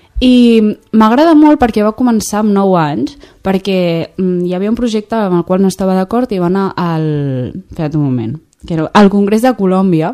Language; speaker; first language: Catalan; native; Catalan